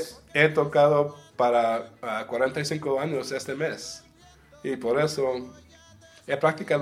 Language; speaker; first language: Spanish; early bilingual, heritage; Spanish